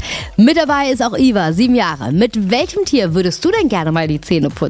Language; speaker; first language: German; native; German